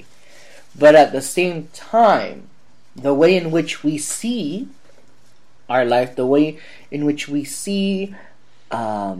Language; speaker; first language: English; native; English